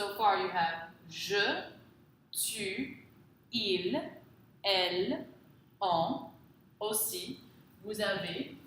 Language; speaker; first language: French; non-native, fluent; English